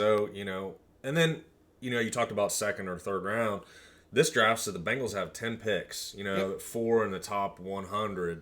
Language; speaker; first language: English; native; English